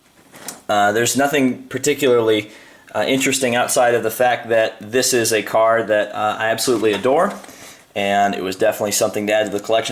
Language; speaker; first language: English; native; English